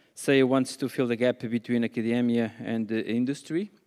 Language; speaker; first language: English; non-native, fluent; Portuguese